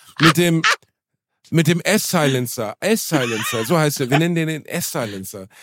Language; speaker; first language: German; native; German